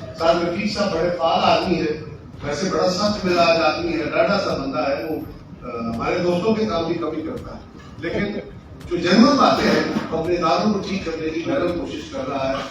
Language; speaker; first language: Urdu; non-native, local second language; Punjabi